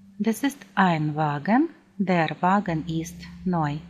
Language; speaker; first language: German; non-native, fluent; Ukrainian